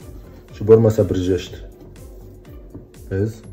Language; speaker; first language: Romanian; non-native, learner; Arabic